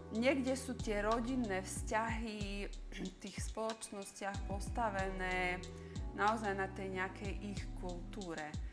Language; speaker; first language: Slovak; early bilingual, other home language; Serbian